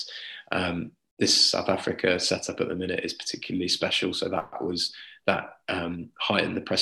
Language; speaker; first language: English; native; English